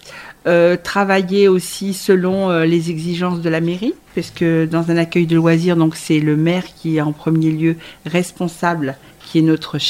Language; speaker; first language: French; native; French